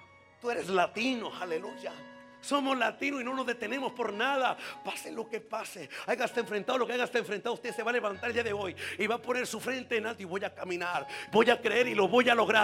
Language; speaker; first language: Spanish; native; Spanish